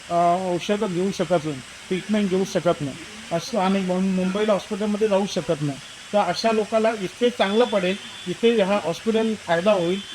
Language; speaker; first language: Marathi; native; Marathi